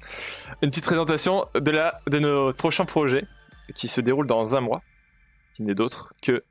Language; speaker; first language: French; native; French